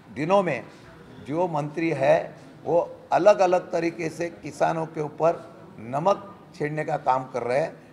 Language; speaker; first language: Hindi; non-native, local second language; Marathi